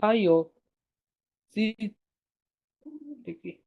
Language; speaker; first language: Chinese; non-native, learner; Bangla